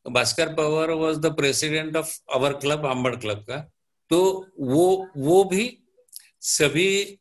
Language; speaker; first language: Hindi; non-native, local second language; Marathi